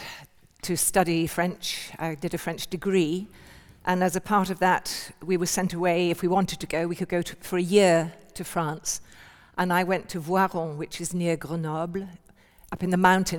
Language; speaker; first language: English; native; English